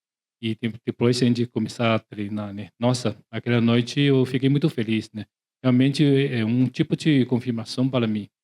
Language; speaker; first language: Portuguese; non-native, learner; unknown